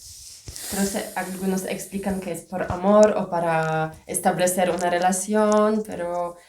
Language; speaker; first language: Spanish; non-native, fluent; Polish